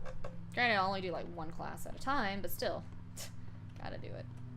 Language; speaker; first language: English; native; English